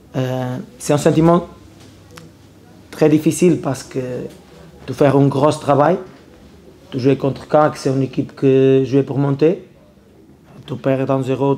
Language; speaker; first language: French; non-native, learner; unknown